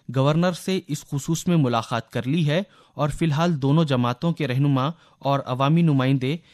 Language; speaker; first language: Urdu; native; Urdu